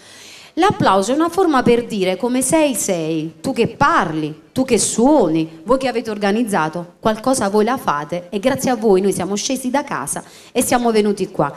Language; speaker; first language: Italian; native; Italian